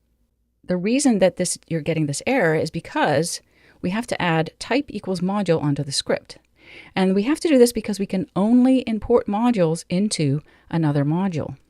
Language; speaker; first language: English; native; English